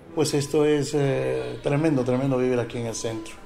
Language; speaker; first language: Spanish; native; Spanish